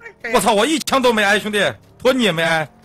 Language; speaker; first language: Chinese; native; Chinese